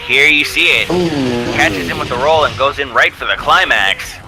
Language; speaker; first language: English; native; English